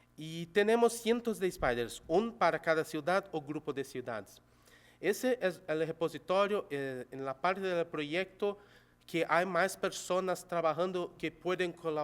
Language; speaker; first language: Spanish; non-native, local second language; Portuguese